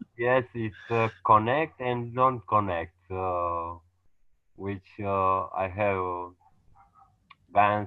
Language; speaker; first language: English; non-native, learner; Romanian